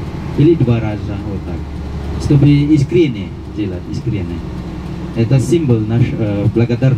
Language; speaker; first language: Russian; non-native, fluent; Balinese